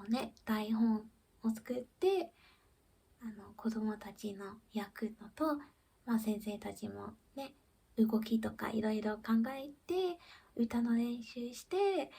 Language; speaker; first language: Japanese; early bilingual, heritage; Japanese